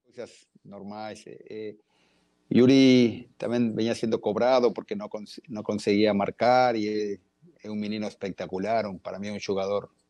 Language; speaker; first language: Portuguese; non-native, learner; Spanish